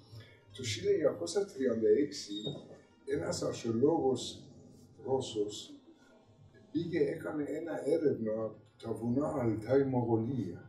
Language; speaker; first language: Greek; non-native, learner; Persian